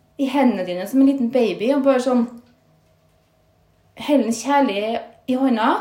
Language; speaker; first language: Norwegian; native; Norwegian